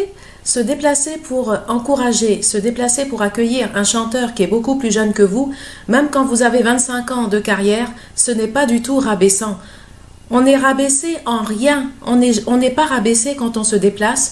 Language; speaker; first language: French; native; French